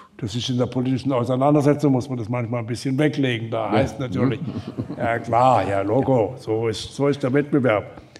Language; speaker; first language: German; native; German